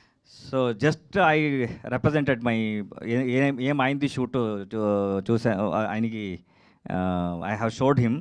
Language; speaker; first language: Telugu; non-native, learner; Kannada